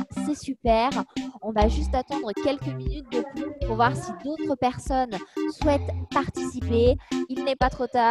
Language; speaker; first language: French; native; French